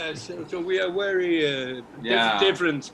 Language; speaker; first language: English; non-native, learner; Icelandic